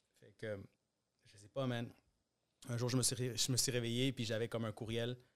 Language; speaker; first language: French; early bilingual, other home language; Spanish